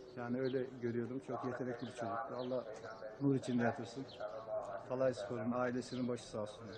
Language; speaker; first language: Turkish; native; Turkish